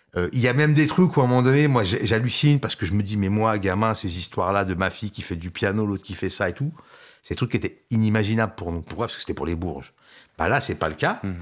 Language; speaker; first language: French; early bilingual, other home language; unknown